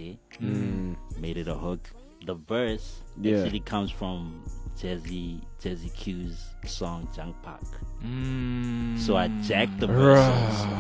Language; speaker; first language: English; non-native, local second language; Southern Sotho